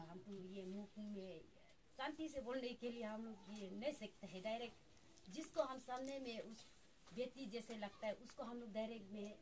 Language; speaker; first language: Hindi; non-native, local second language; Adi